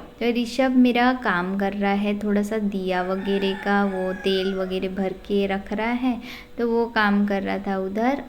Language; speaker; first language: Hindi; non-native, local second language; Odia